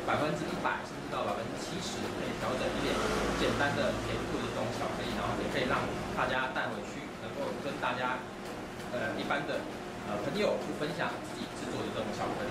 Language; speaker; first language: Chinese; native; Chinese